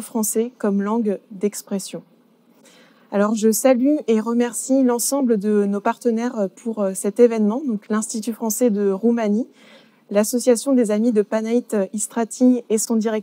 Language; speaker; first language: French; native; French